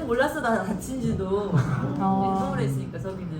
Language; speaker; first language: Korean; native; Korean